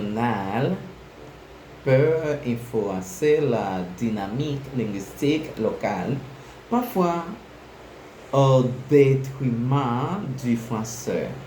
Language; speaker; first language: French; non-native, learner; Spanish